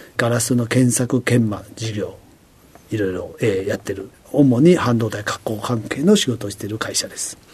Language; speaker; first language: Japanese; non-native, fluent; Chinese